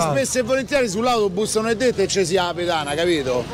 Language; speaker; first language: Italian; native; Italian